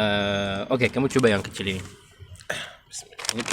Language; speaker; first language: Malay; non-native, fluent; French